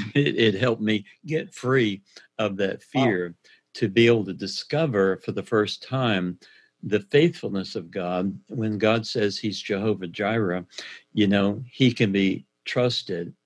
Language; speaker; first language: English; native; English